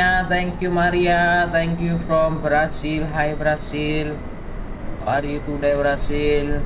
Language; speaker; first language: English; non-native, local second language; Indonesian